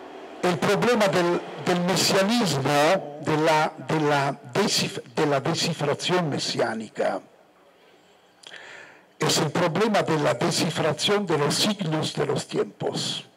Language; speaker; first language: Spanish; non-native, fluent; Italian